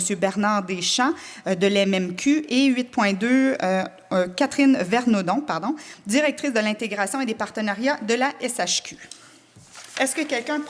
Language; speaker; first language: French; native; French